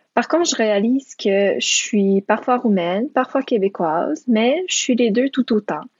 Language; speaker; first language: French; early bilingual, other home language; Romanian